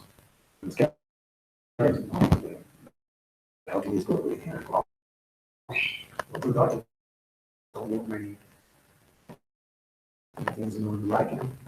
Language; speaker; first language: English; non-native, learner; Spanish